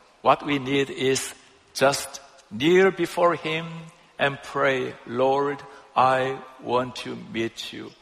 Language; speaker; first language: English; non-native, fluent; Korean